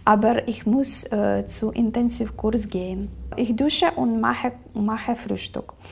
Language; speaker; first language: German; non-native, learner; Ukrainian